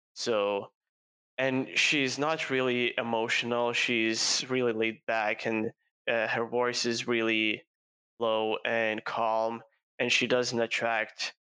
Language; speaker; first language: English; non-native, fluent; Lithuanian